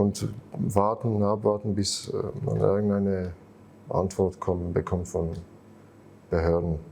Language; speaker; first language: German; non-native, fluent; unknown